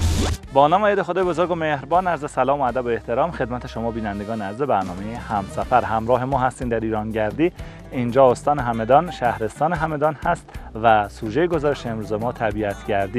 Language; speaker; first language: Persian; native; Persian